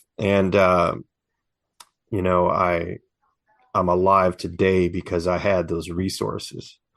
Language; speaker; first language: English; native; English